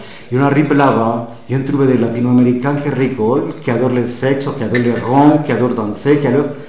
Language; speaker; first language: French; non-native, fluent; Spanish